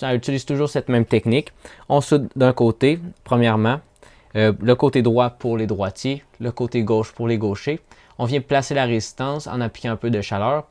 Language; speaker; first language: French; native; French